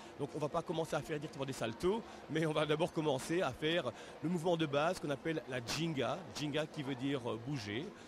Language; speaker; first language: French; native; French